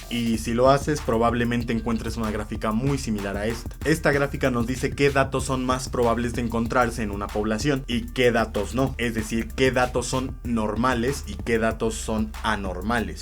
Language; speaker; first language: Spanish; native; Spanish